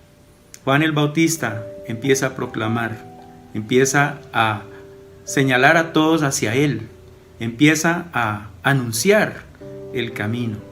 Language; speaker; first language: Spanish; native; Spanish